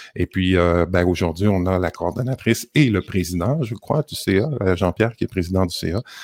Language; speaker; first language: French; native; French